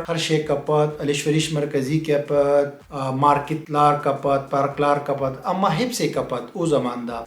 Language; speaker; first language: Turkish; non-native, learner; Pashto